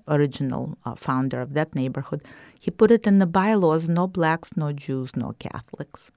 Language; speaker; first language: English; non-native, fluent; Russian